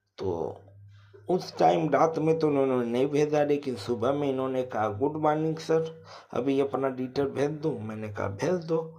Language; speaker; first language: Hindi; native; Hindi